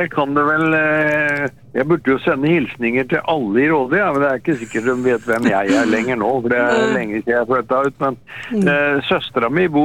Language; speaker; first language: Norwegian; native; Norwegian